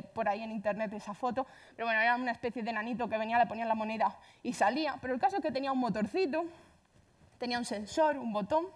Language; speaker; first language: Spanish; native; Spanish